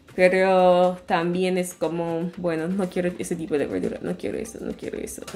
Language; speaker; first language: Spanish; non-native, fluent; English